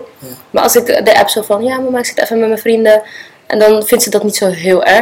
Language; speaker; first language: Dutch; early bilingual, other home language; Arabic